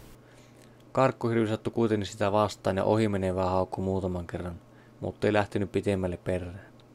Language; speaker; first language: Finnish; native; Finnish